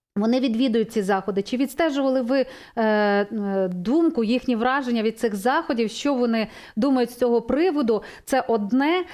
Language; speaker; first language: Ukrainian; native; Ukrainian